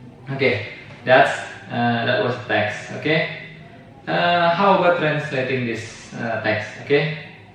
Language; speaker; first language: English; non-native, fluent; Indonesian